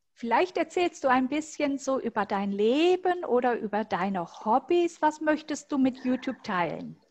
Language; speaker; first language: German; native; German